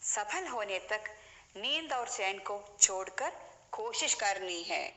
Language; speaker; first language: Hindi; non-native, local second language; Malayalam